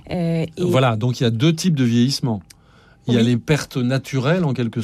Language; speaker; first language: French; native; French